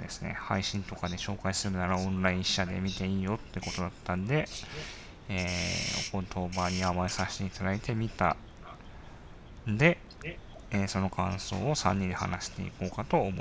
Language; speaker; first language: Japanese; native; Japanese